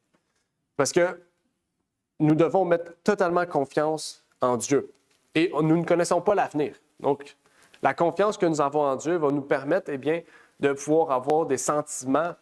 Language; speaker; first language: French; native; French